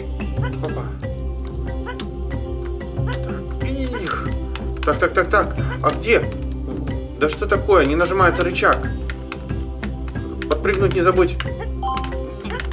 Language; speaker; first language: Russian; native; Russian